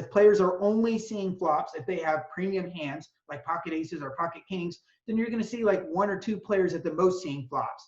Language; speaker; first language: English; native; English